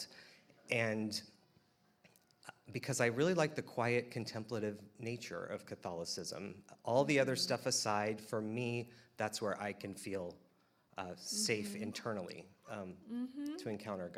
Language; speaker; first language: English; native; English